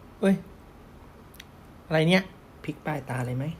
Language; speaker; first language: Thai; native; Thai